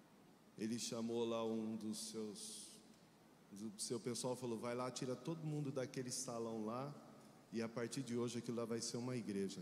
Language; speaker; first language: Portuguese; native; Portuguese